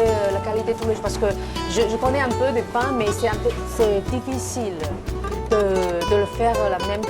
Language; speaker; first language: French; non-native, fluent; Chinese